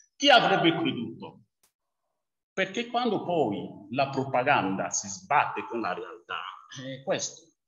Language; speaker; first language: Italian; non-native, fluent; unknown